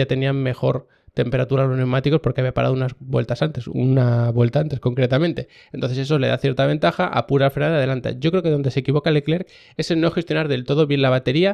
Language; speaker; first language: Spanish; native; Spanish